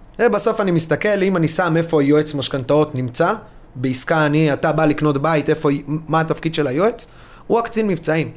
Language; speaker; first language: Hebrew; early bilingual, other home language; Russian